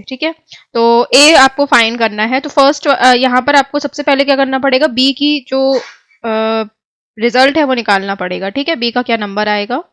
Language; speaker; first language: Hindi; native; Hindi